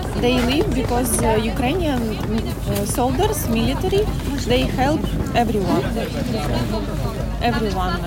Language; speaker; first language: English; non-native, learner; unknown